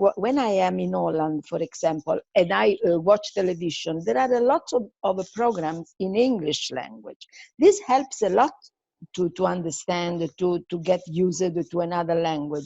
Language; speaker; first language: English; non-native, fluent; Italian